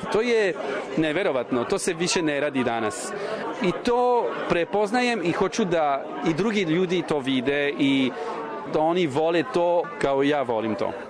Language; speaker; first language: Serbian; non-native, fluent; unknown